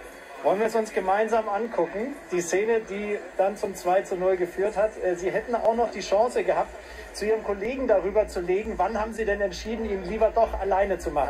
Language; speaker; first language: German; native; German